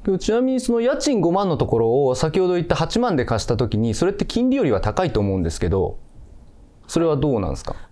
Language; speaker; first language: Japanese; native; Japanese